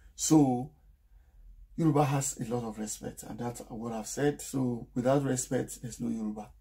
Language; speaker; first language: English; non-native, local second language; Yoruba